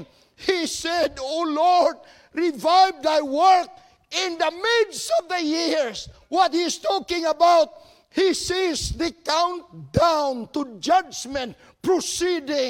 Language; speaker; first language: English; non-native, local second language; Cebuano